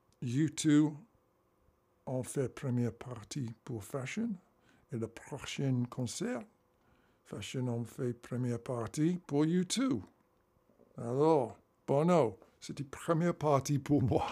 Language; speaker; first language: French; non-native, learner; English